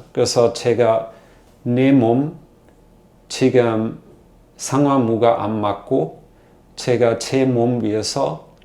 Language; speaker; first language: Korean; non-native, learner; German